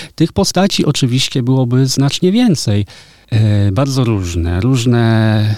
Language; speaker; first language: Polish; native; Polish